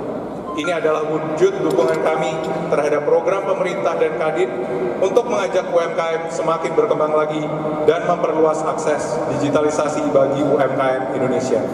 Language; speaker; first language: Indonesian; native; Indonesian